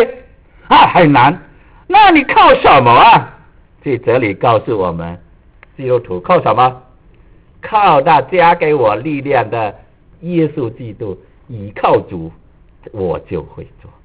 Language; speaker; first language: Chinese; native; Chinese